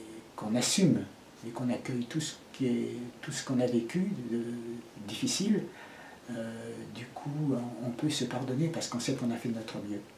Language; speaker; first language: French; native; French